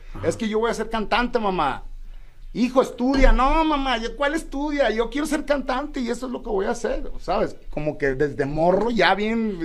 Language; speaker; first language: Spanish; native; Spanish